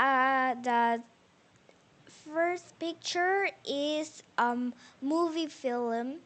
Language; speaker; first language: English; non-native, learner; Korean